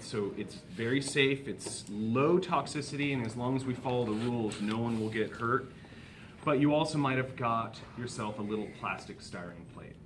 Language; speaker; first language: English; native; English